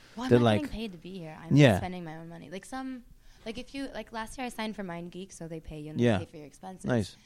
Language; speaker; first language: English; native; English